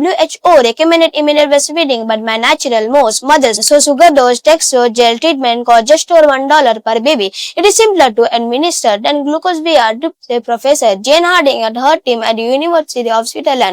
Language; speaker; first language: English; non-native, local second language; Urdu